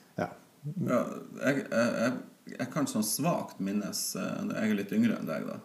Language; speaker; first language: Norwegian; native; Norwegian